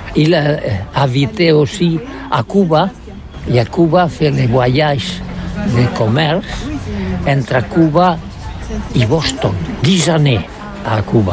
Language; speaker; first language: French; non-native, learner; Catalan